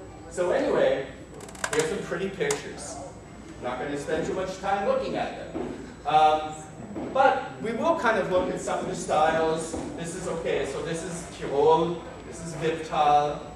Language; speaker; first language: English; native; English